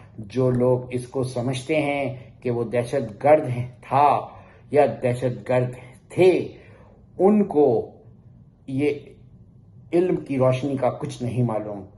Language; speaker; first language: Urdu; native; Urdu